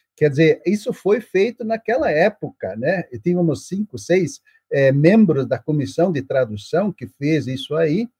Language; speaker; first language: Portuguese; non-native, local second language; German